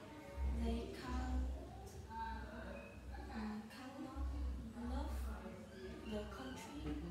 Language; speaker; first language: English; non-native, learner; Vietnamese